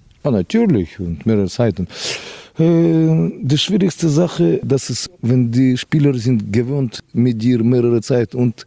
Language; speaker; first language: German; non-native, fluent; Russian